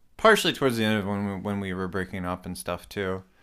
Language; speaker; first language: English; native; English